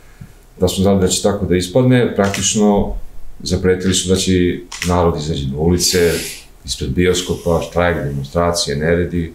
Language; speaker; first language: Croatian; native; Croatian